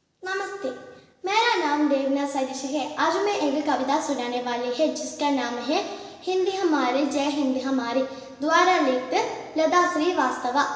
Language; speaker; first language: Hindi; non-native, local second language; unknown